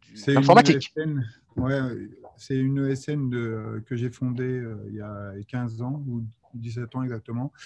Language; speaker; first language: French; native; French